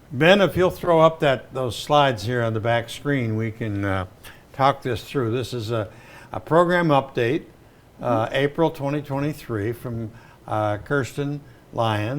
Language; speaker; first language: English; native; English